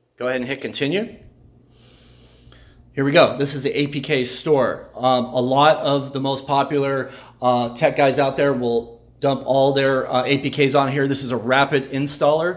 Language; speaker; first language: English; native; English